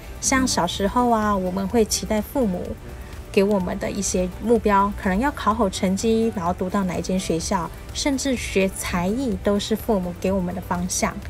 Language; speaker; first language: Chinese; native; Chinese